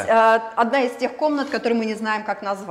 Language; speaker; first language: Russian; native; Russian